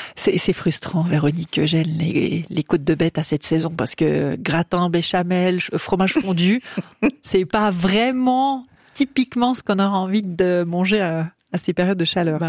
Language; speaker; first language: French; native; French